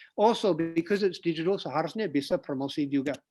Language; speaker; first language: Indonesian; non-native, fluent; English